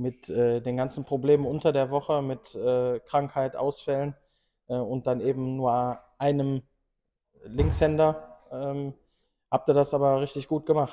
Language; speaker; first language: German; native; German